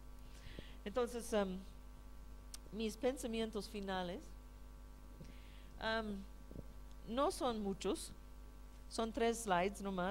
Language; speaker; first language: Spanish; non-native, fluent; English